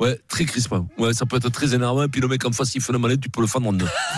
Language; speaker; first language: French; native; French